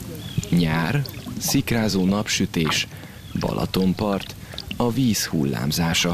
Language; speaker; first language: Hungarian; native; Hungarian